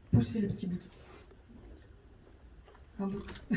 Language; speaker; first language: French; native; French